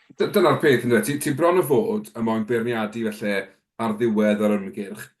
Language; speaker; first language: Welsh; native; Welsh